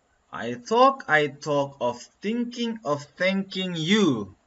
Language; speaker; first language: English; non-native, learner; Indonesian